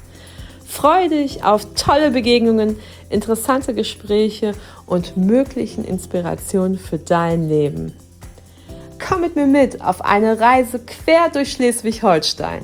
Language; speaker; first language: German; native; German